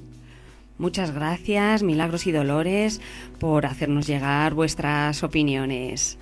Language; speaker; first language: Spanish; native; Spanish